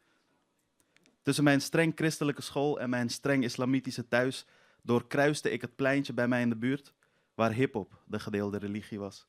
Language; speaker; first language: Dutch; early bilingual, other home language; Persian